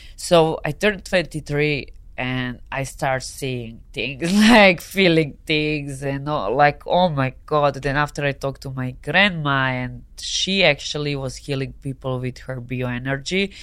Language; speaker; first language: English; non-native, fluent; Serbian